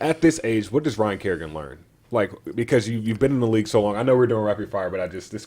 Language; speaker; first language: English; native; English